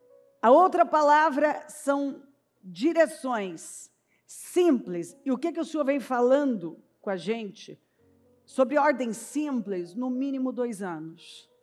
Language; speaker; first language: Portuguese; native; Portuguese